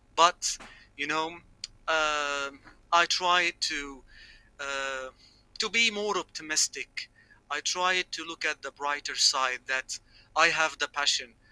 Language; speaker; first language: English; non-native, fluent; Arabic